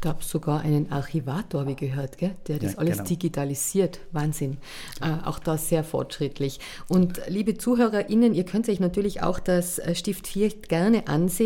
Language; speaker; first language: German; native; German